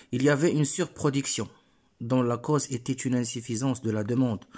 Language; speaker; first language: French; non-native, local second language; Arabic